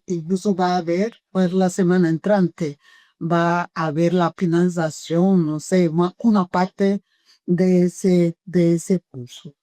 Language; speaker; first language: Spanish; non-native, fluent; Portuguese